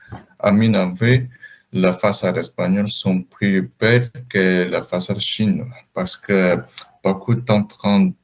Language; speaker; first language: French; non-native, learner; Chinese